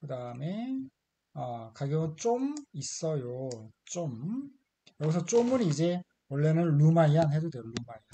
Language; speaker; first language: Korean; native; Korean